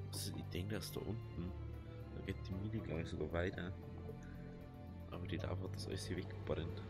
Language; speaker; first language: German; native; German